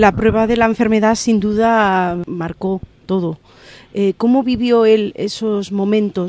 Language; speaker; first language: Spanish; native; Spanish